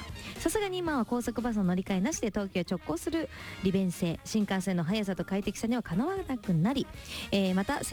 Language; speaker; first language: Japanese; native; Japanese